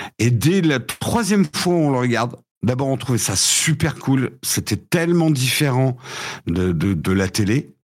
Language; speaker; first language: French; early bilingual, other home language; English